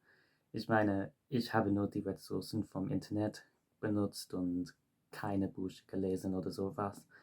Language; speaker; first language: German; non-native, fluent; English